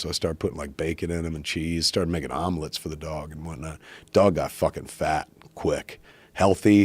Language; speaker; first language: English; native; English